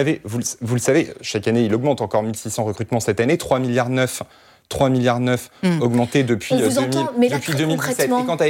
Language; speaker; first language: French; native; French